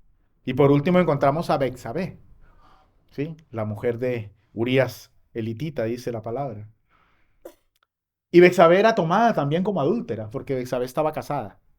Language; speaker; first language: Spanish; native; Spanish